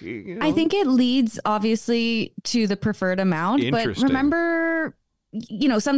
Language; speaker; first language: English; native; English